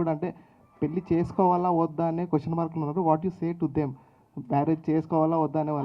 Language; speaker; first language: Telugu; native; Telugu